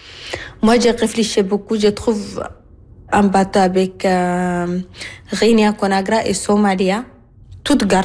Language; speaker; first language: French; non-native, learner; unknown